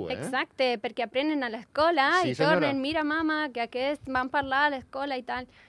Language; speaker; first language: Catalan; non-native, learner; Spanish